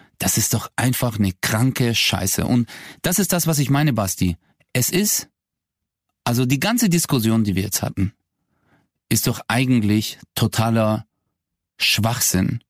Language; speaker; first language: German; early bilingual, other home language; Turkish